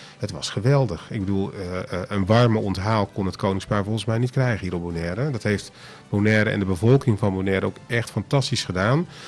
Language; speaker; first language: Dutch; non-native, local second language; Papiamento